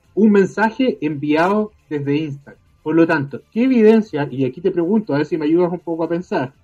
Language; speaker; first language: Spanish; native; Spanish